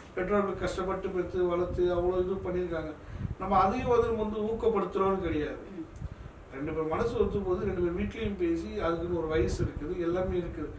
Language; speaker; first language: Tamil; native; Tamil